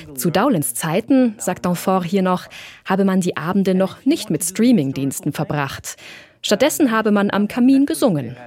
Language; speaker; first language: German; native; German